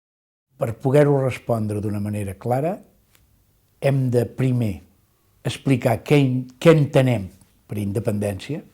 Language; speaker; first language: Catalan; native; Catalan